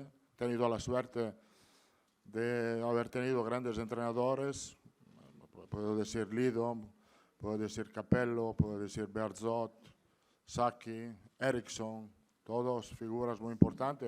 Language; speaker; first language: Spanish; non-native, fluent; Italian